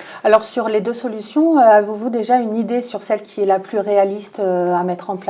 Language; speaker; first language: French; native; French